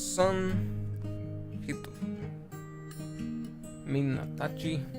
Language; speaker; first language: Japanese; non-native, learner; English